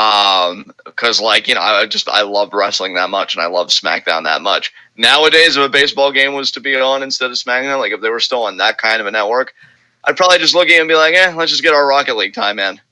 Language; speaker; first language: English; native; English